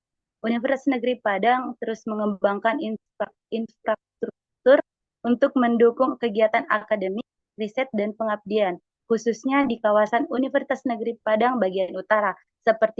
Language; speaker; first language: Indonesian; native; Indonesian